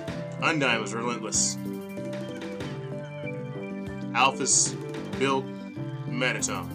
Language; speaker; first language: English; native; English